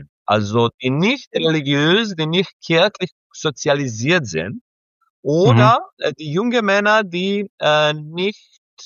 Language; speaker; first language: German; non-native, fluent; Serbian